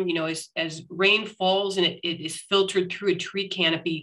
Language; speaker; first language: English; native; English